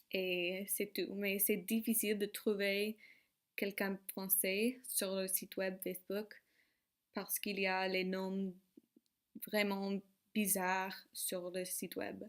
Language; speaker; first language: French; non-native, learner; English